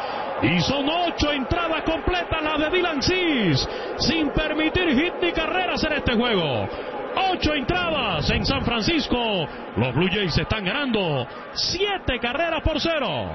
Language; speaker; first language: Spanish; native; Spanish